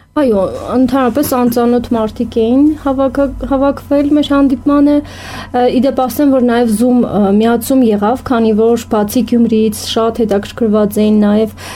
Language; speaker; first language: Armenian; native; Armenian